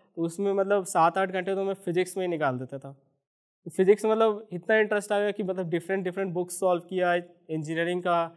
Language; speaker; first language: Hindi; native; Hindi